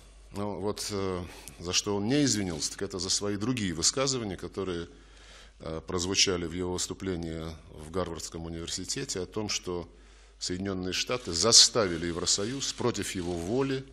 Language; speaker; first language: Russian; native; Russian